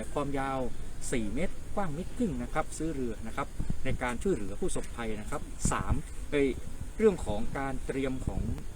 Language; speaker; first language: Thai; native; Thai